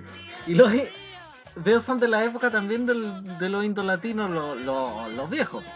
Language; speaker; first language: Spanish; native; Spanish